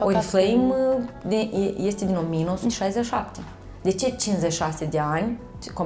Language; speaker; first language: Romanian; native; Romanian